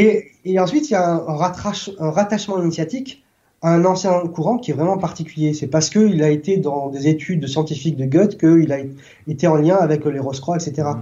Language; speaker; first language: French; native; French